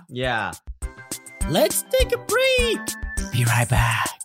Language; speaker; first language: English; non-native, fluent; Chinese